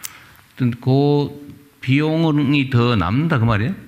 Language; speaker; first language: Korean; native; Korean